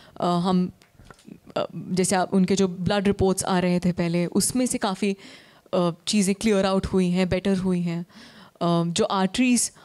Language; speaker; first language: Hindi; native; Hindi